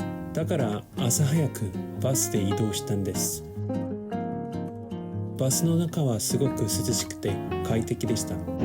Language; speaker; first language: Japanese; non-native, learner; Korean